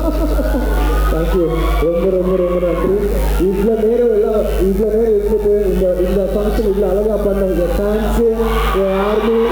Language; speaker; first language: Tamil; non-native, local second language; Telugu